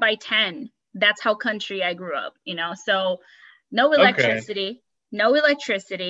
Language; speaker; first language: English; non-native, local second language; Sylheti